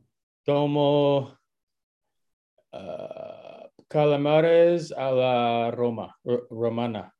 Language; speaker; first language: Spanish; non-native, learner; English